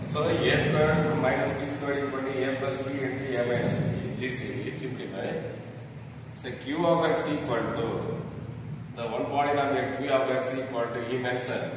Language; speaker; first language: English; non-native, local second language; Tamil